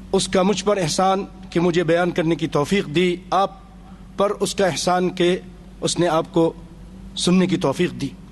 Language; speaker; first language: Urdu; native; Urdu